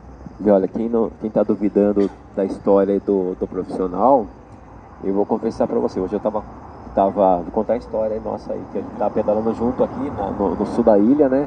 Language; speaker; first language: Portuguese; native; Portuguese